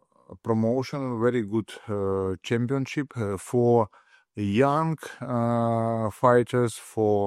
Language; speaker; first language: English; non-native, learner; Russian